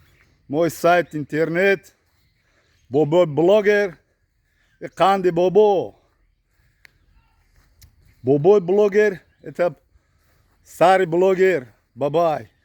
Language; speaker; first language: Russian; non-native, learner; Tajik